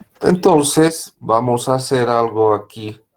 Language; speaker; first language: Spanish; native; Spanish